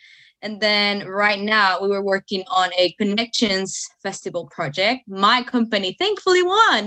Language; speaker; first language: English; non-native, fluent; Spanish